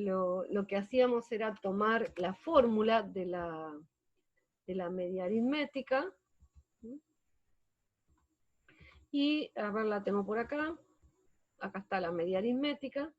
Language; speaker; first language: Spanish; native; Spanish